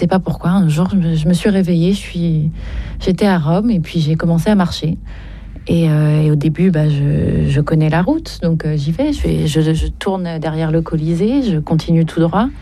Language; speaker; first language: French; native; French